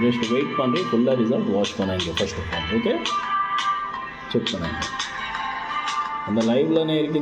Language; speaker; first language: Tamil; non-native, learner; Kannada